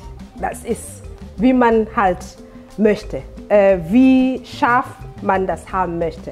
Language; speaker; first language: German; non-native, fluent; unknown